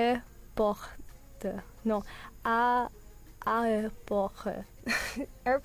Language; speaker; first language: French; non-native, learner; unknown